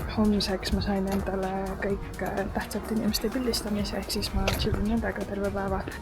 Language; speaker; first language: Estonian; native; Estonian